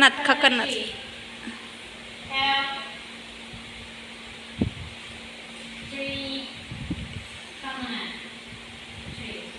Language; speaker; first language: English; non-native, learner; Indonesian